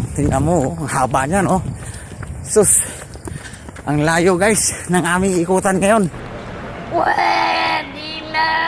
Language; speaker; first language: Filipino; native; Filipino